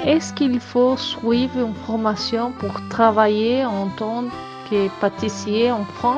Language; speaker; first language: French; non-native, learner; Spanish